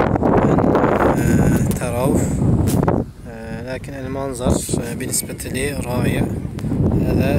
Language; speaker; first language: Arabic; non-native, fluent; Turkish